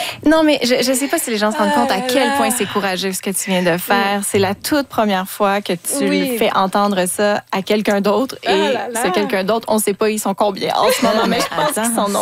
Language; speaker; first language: French; native; French